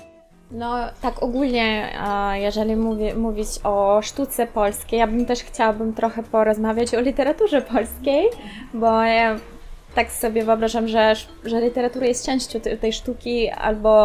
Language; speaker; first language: Polish; non-native, fluent; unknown